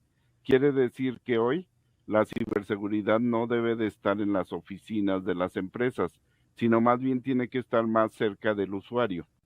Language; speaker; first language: Spanish; native; Spanish